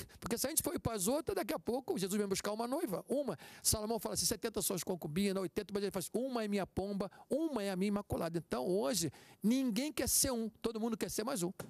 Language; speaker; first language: Portuguese; native; Portuguese